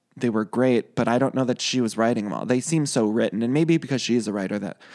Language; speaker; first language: English; native; English